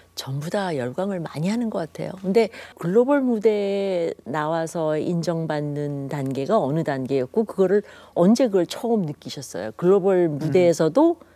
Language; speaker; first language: Korean; native; Korean